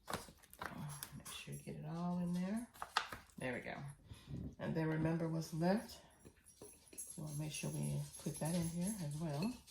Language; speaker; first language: English; native; English